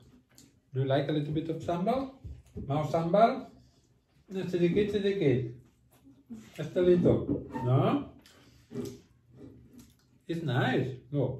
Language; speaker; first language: English; non-native, learner; Catalan